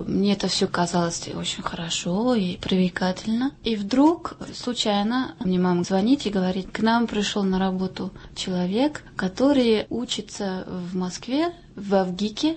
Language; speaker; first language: Russian; non-native, fluent; French